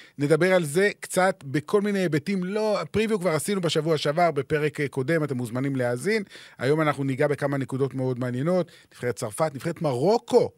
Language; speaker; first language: Hebrew; native; Hebrew